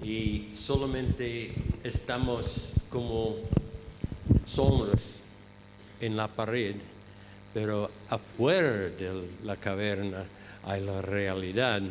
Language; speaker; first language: Spanish; non-native, fluent; English